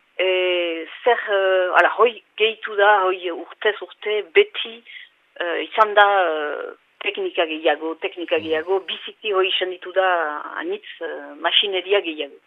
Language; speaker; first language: Basque; native; Basque